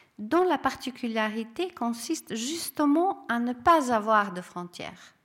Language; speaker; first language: French; non-native, fluent; Serbian